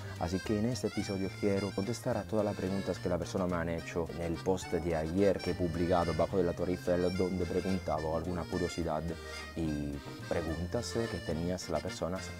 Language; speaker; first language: Spanish; non-native, fluent; Italian